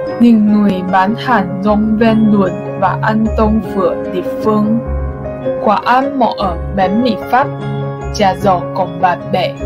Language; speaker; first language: Vietnamese; non-native, learner; Chinese